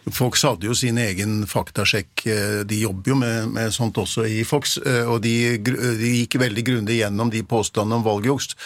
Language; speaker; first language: Norwegian; native; Norwegian